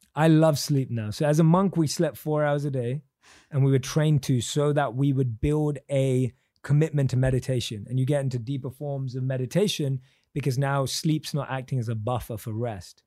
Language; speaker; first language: English; native; English